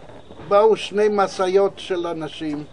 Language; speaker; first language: Hebrew; non-native, fluent; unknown